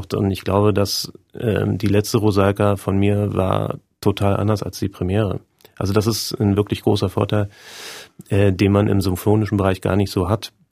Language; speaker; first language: German; native; German